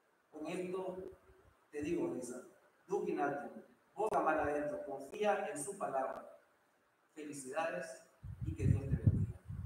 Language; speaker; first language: Spanish; native; Spanish